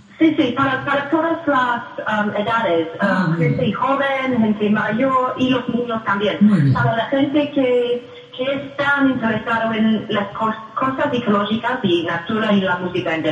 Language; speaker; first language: Spanish; non-native, fluent; English